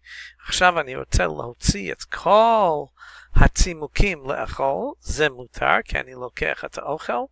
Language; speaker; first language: Hebrew; non-native, fluent; English